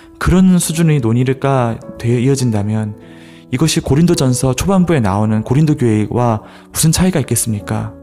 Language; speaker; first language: Korean; native; Korean